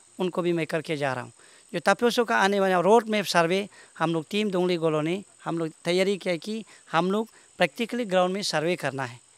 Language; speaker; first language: Hindi; non-native, local second language; Nyishi